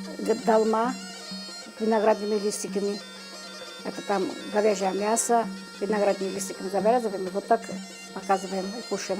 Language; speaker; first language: Russian; non-native, fluent; Armenian